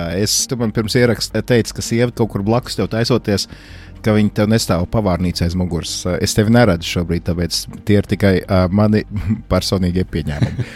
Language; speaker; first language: Latvian; native; Latvian